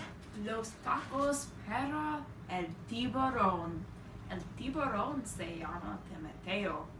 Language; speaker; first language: Spanish; non-native, learner; English